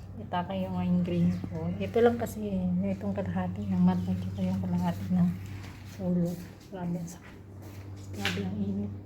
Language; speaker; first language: Filipino; non-native, local second language; Cebuano